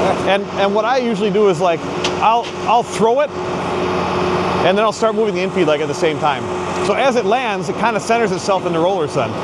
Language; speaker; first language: English; native; English